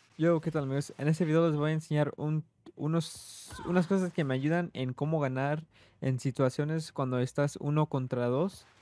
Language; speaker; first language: Spanish; early bilingual, heritage; Spanish